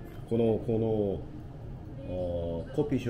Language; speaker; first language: Japanese; non-native, learner; Korean